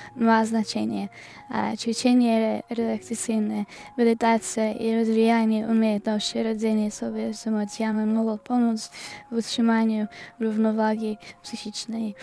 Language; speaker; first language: Polish; non-native, learner; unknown